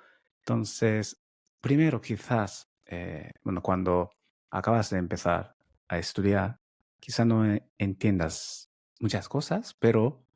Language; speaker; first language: Spanish; non-native, fluent; Japanese